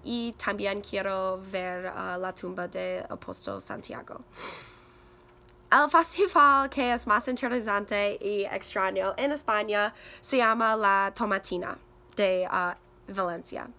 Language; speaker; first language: Spanish; non-native, learner; English